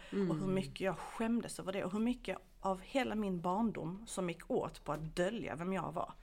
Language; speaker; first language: Swedish; early bilingual, other home language; Bosnian